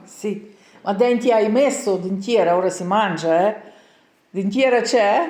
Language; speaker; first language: Italian; non-native, learner; Ukrainian